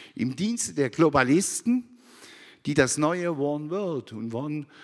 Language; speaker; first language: German; native; German